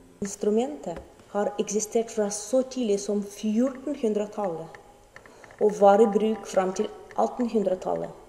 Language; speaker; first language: Norwegian; non-native, fluent; Russian